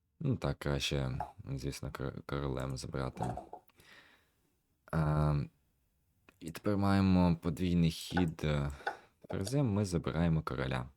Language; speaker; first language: Ukrainian; native; Ukrainian